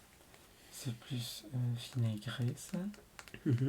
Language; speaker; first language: French; non-native, fluent; Spanish